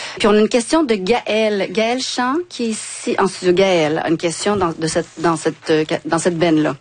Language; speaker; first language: French; native; French